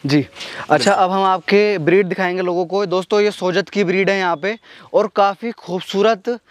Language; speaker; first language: Hindi; native; Hindi